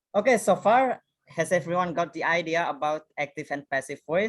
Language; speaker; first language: English; non-native, fluent; Indonesian